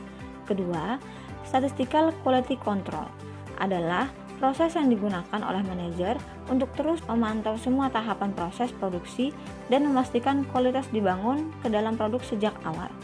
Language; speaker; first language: Indonesian; native; Indonesian